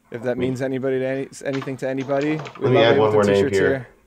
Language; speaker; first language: English; early bilingual, other home language; Spanish